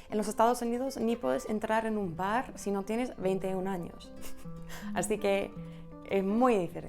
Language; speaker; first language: Spanish; non-native, fluent; English